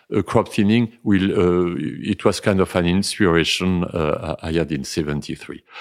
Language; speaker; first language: English; non-native, fluent; French